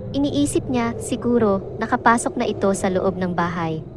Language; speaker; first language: Filipino; native; Filipino